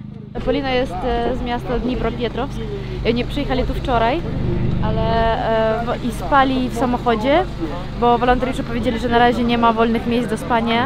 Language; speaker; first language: Polish; non-native, fluent; Ukrainian